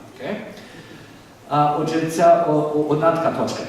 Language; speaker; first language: Ukrainian; early bilingual, heritage; Ukrainian